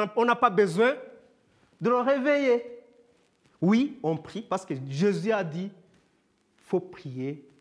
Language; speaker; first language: French; non-native, local second language; Kinyarwanda